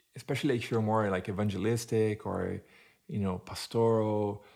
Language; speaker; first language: English; non-native, fluent; Portuguese